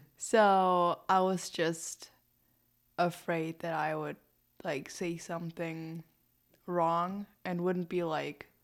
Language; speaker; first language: English; non-native, fluent; German